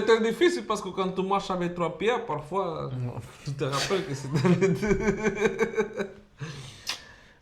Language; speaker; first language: French; non-native, fluent; Spanish